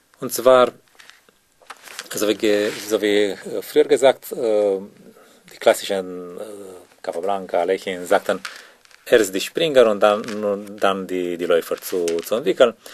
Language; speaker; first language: German; non-native, learner; Romanian